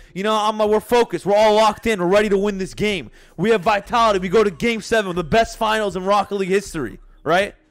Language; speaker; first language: English; native; English